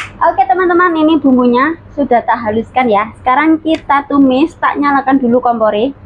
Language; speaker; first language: Indonesian; non-native, local second language; Javanese